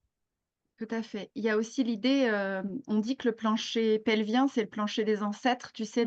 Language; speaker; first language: French; native; French